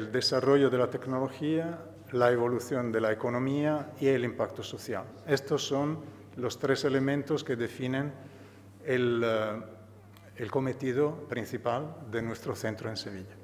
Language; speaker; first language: Spanish; non-native, fluent; Italian